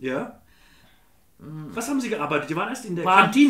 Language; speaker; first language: German; native; German